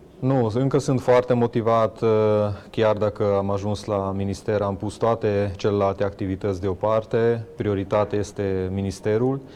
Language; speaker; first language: Romanian; non-native, local second language; Hungarian